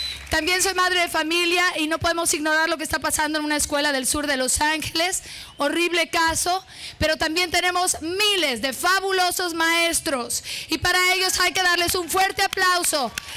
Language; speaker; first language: Spanish; native; Spanish